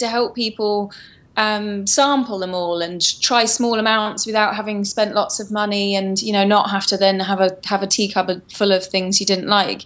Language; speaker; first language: English; native; English